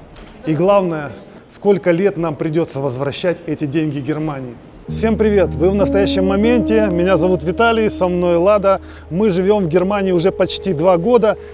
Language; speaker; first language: Russian; native; Russian